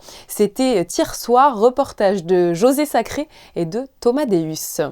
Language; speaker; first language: French; native; French